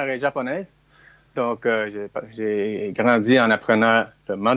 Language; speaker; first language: French; non-native, fluent; Chinese